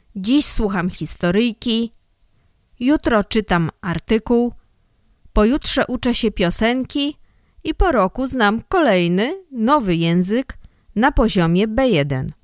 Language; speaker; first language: Polish; non-native, fluent; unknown